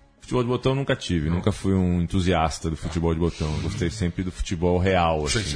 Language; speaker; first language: Portuguese; native; Portuguese